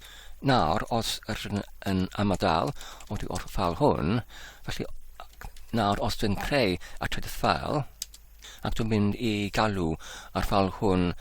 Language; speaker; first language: Welsh; non-native, learner; English